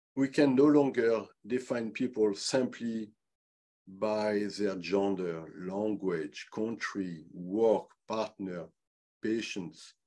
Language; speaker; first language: English; non-native, fluent; French